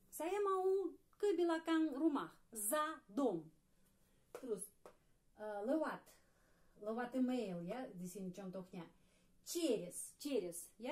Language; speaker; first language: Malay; non-native, fluent; Russian